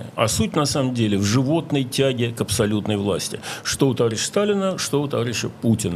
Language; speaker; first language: Russian; native; Russian